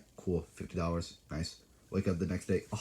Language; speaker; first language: English; native; English